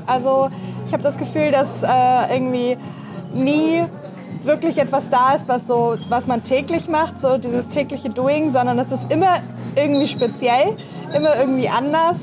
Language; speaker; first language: German; native; German